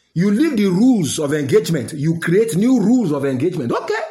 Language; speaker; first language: English; non-native, local second language; Yoruba